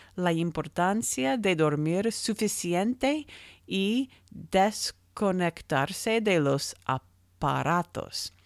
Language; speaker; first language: Spanish; non-native, learner; English